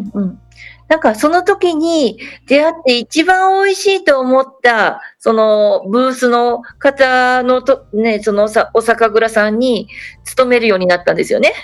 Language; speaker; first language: Japanese; native; Japanese